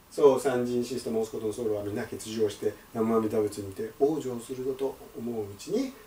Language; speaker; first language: Japanese; native; Japanese